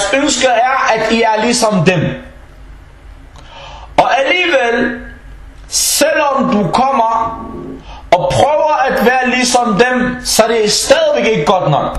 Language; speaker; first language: Danish; early bilingual, other home language; Arabic